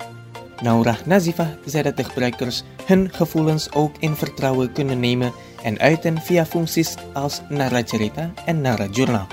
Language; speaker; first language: Dutch; non-native, fluent; Indonesian